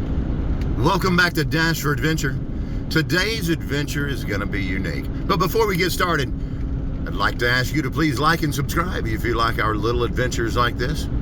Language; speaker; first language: English; native; English